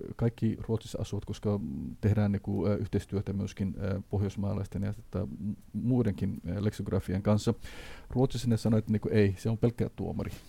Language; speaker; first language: Finnish; non-native, fluent; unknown